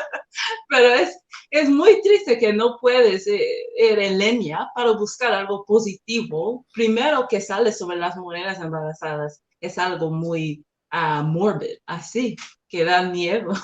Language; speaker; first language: Spanish; non-native, learner; English